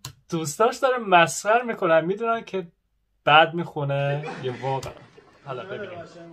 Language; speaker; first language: Persian; non-native, learner; English